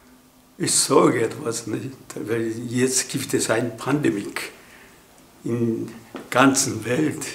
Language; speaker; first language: German; non-native, learner; Japanese